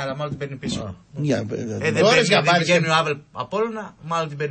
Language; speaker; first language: Greek; native; Greek